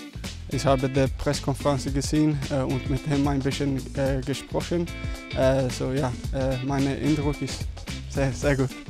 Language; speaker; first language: Dutch; non-native, learner; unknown